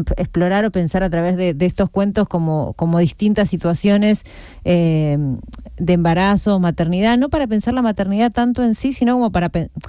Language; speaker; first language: Spanish; native; Spanish